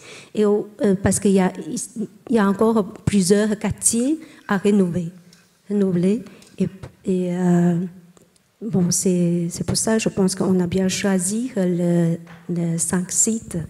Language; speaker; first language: French; non-native, learner; Chinese